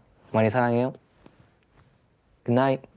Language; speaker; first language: Korean; early bilingual, heritage; English